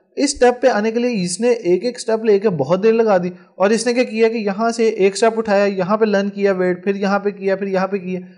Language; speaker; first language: Urdu; non-native, local second language; Punjabi